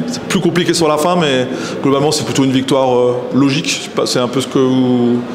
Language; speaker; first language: French; native; French